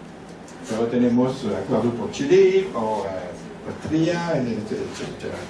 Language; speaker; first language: Spanish; non-native, learner; French